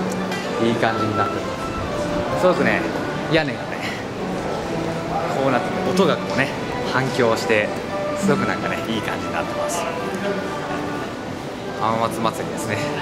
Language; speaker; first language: Japanese; native; Japanese